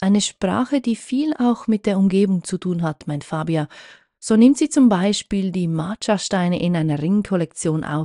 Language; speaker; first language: German; native; German